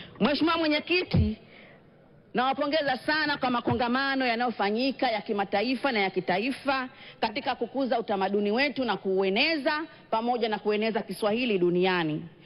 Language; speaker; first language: Swahili; native; Swahili